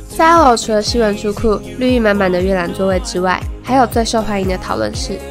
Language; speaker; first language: Chinese; native; Chinese